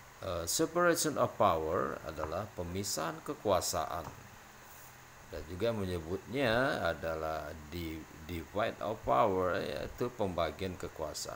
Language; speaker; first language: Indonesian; native; Indonesian